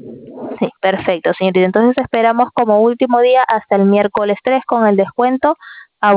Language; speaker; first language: Spanish; native; Spanish